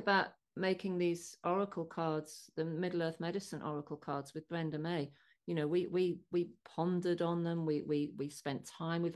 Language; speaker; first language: English; native; English